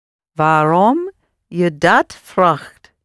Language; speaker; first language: Dutch; non-native, learner; English